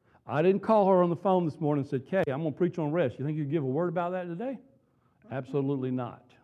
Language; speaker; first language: English; native; English